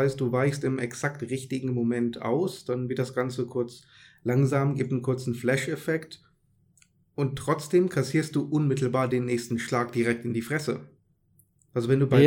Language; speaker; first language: German; native; German